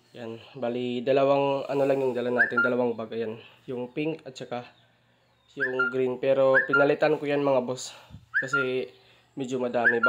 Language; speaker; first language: Filipino; non-native, local second language; Waray